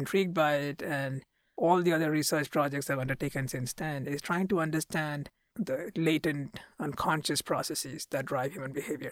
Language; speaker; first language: English; non-native, local second language; Malayalam